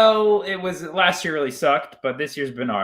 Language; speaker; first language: English; early bilingual, other home language; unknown